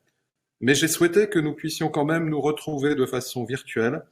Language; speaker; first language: French; native; French